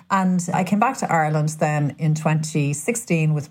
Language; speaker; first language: English; native; English